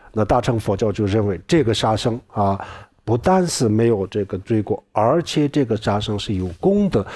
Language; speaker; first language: Chinese; non-native, local second language; Tibetan